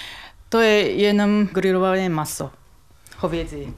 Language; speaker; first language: Czech; non-native, fluent; Japanese